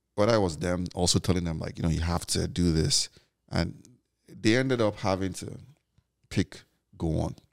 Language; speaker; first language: English; non-native, local second language; Igbo